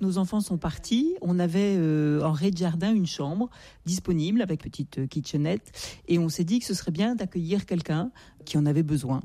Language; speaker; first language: French; native; French